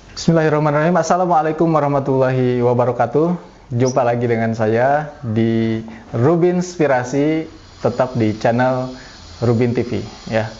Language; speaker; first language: Indonesian; native; Indonesian